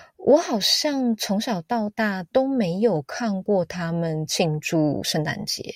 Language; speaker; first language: Chinese; native; Chinese